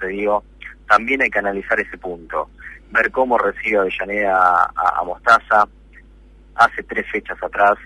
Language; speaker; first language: Spanish; native; Spanish